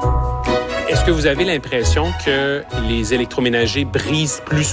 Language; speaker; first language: French; native; French